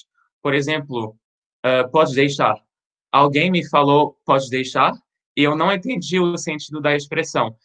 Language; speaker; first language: Portuguese; non-native, fluent; French